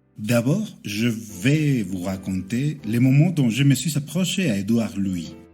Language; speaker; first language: French; non-native, fluent; Spanish